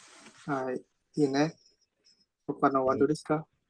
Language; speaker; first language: Japanese; non-native, fluent; Indonesian